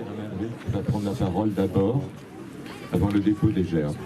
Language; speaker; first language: French; native; French